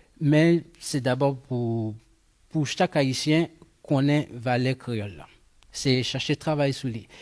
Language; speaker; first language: Haitian Creole; non-native, fluent; Spanish